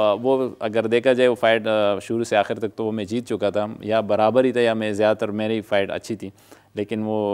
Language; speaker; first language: Urdu; non-native, local second language; Pashto